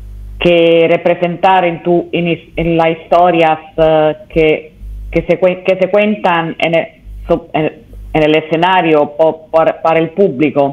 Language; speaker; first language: Spanish; non-native, learner; Italian